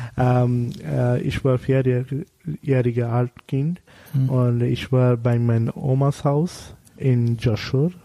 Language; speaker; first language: German; non-native, learner; Bangla